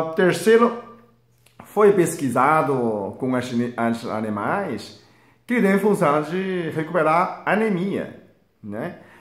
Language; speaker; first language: Portuguese; non-native, fluent; Chinese